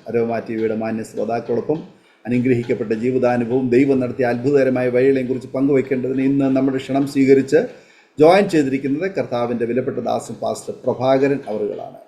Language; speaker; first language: Malayalam; native; Malayalam